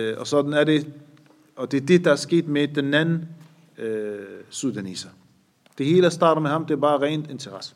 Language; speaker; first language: Danish; non-native, fluent; Arabic